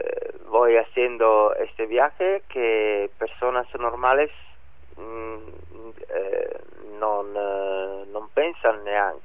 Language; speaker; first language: Spanish; non-native, learner; Italian